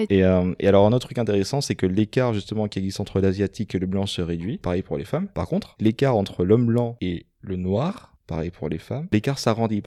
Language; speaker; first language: French; non-native, fluent; Swedish